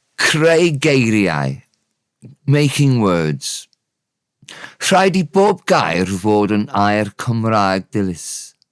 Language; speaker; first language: Welsh; non-native, local second language; English